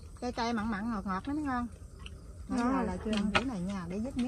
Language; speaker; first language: Vietnamese; native; Vietnamese